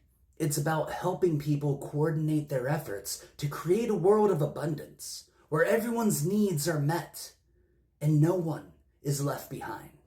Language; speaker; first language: English; native; English